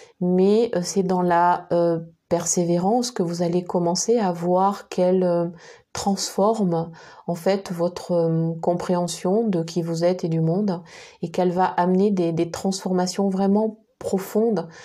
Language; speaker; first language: French; native; French